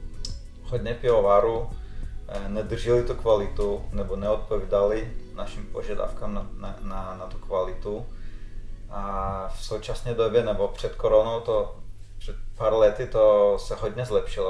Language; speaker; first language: Czech; non-native, fluent; Russian